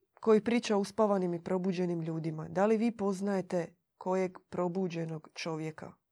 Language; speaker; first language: Croatian; native; Croatian